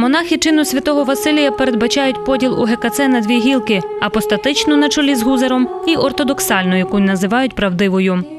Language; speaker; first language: Ukrainian; native; Ukrainian